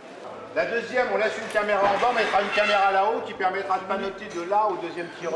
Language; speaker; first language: French; native; French